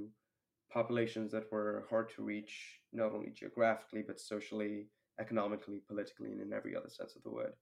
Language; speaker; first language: English; non-native, local second language; Hindi